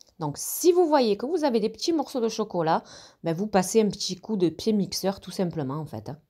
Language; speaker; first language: French; native; French